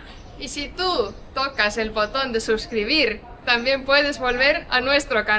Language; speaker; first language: Spanish; non-native, fluent; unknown